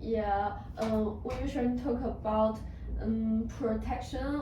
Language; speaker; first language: English; non-native, learner; Chinese